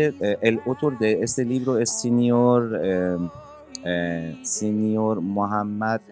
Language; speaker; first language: Spanish; non-native, learner; Persian